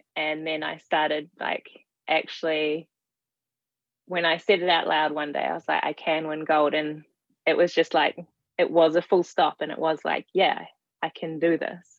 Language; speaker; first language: English; native; English